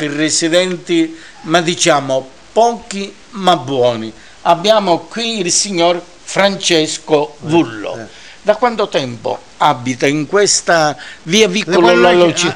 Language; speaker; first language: Italian; native; Italian